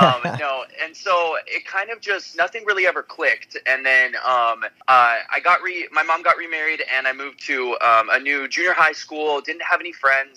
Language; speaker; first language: English; native; English